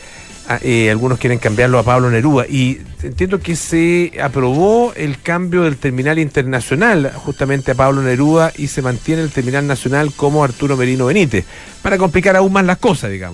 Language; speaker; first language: Spanish; native; Spanish